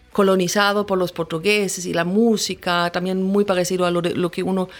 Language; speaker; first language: Spanish; non-native, fluent; German